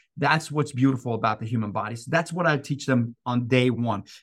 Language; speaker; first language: English; non-native, fluent; Persian